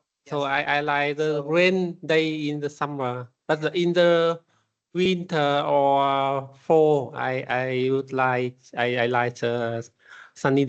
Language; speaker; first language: English; non-native, learner; Vietnamese